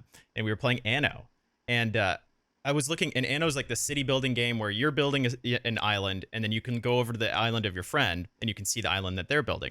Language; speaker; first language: English; native; English